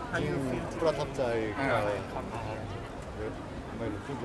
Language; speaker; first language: Thai; non-native, learner; Korean